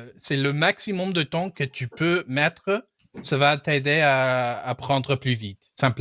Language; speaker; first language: French; non-native, fluent; English